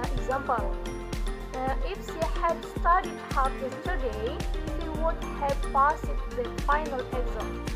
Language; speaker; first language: English; non-native, learner; Indonesian